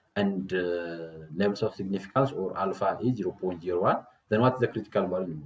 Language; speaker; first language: English; non-native, local second language; Amharic